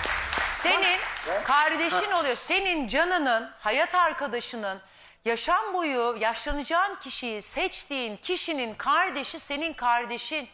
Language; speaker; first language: Turkish; native; Turkish